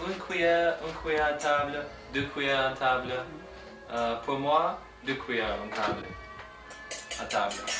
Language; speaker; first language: French; non-native, learner; English